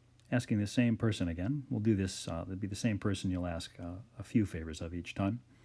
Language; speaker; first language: English; native; English